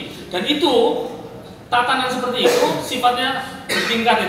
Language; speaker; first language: Indonesian; native; Indonesian